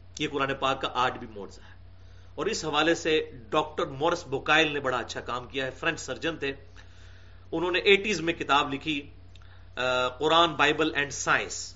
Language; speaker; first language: Urdu; non-native, local second language; Punjabi